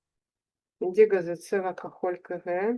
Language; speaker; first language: Hebrew; non-native, fluent; Russian